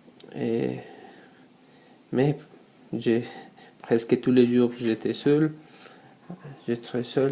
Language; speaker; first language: French; non-native, learner; Spanish